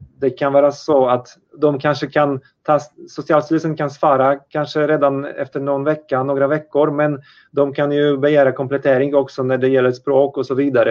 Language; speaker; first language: Swedish; non-native, fluent; Polish